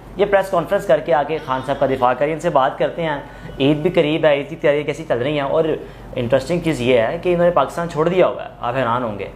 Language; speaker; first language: Urdu; non-native, local second language; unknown